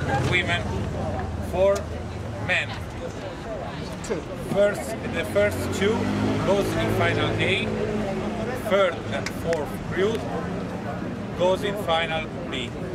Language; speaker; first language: English; non-native, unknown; Italian